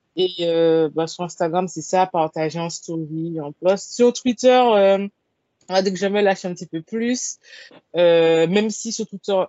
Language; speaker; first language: French; native; French